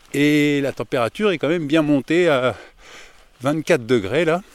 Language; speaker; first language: French; native; French